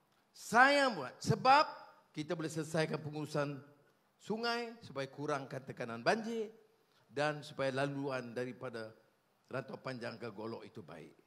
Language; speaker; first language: Malay; native; Malay